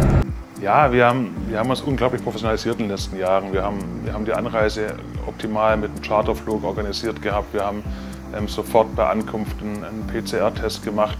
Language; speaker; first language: German; native; German